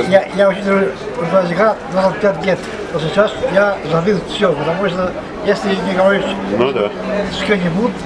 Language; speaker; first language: Russian; non-native, learner; Albanian